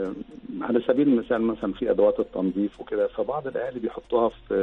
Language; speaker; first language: Arabic; native; Arabic